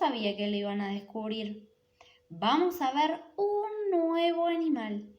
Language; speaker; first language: Spanish; native; Spanish